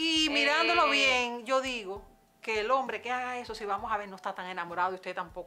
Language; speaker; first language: Spanish; native; Spanish